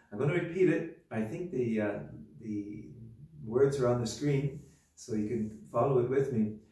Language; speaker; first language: English; native; English